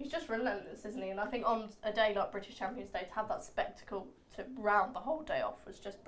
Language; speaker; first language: English; native; English